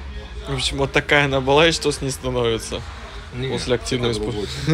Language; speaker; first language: Russian; native; Russian